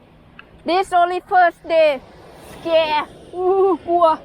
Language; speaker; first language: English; non-native, learner; Thai